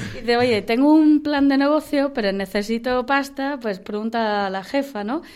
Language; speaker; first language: Spanish; non-native, fluent; English